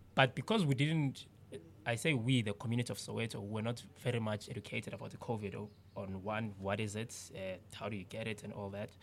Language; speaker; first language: English; non-native, local second language; Zulu